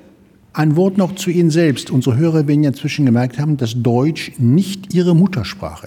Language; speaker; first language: German; native; German